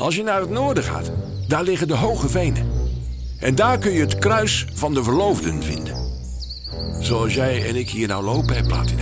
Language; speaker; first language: Dutch; native; Dutch